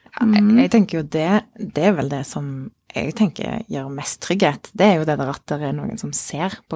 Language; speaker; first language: Norwegian; native; Norwegian